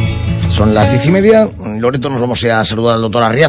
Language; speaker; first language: Spanish; native; Spanish